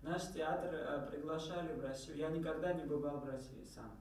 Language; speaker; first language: Czech; non-native, learner; Georgian